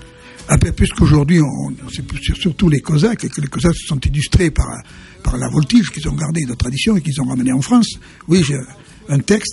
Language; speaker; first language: French; native; French